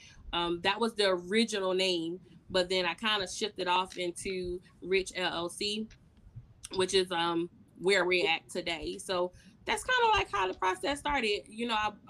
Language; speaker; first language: English; native; English